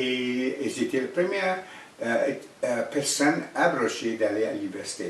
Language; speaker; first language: French; non-native, fluent; Cree